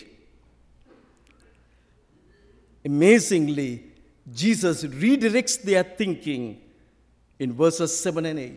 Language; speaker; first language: English; non-native, local second language; Sinhala